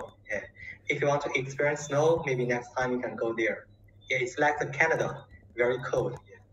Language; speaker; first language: English; non-native, learner; Chinese